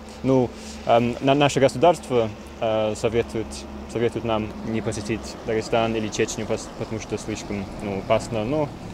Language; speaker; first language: Russian; non-native, learner; English